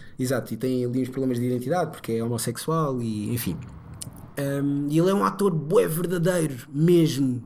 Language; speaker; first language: Portuguese; early bilingual, other home language; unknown